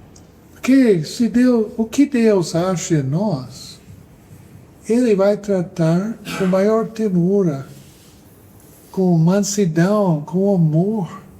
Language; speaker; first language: Portuguese; non-native, fluent; English